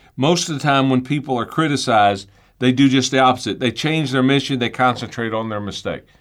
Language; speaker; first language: English; native; English